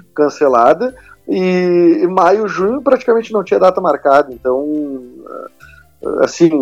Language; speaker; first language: Portuguese; native; Portuguese